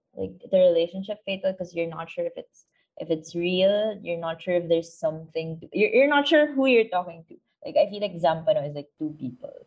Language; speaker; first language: English; non-native, local second language; Filipino